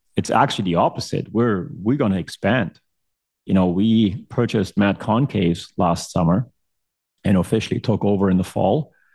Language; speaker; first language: English; non-native, fluent; German